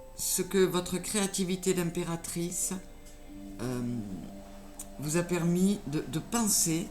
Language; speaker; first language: French; native; French